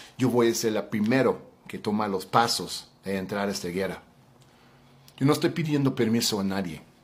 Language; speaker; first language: Spanish; non-native, fluent; English